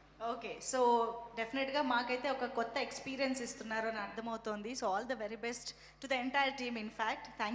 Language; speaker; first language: Telugu; native; Telugu